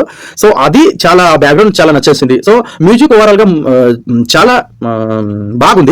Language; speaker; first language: Telugu; non-native, learner; Kannada